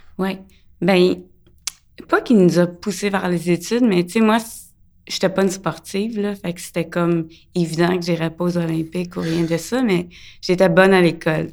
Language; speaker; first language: French; early bilingual, other home language; English